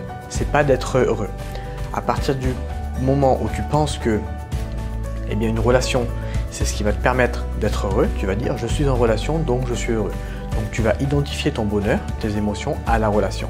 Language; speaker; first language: French; native; French